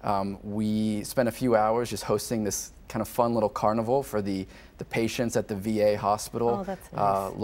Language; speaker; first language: English; native; English